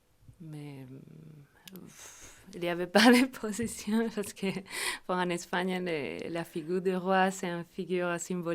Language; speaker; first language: French; non-native, fluent; Spanish